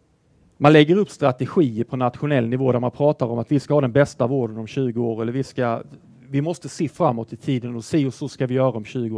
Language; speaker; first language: Swedish; native; Swedish